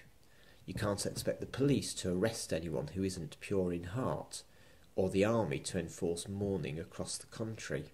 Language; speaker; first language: English; native; English